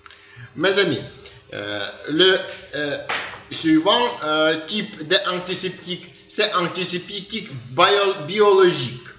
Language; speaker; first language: French; non-native, learner; Ukrainian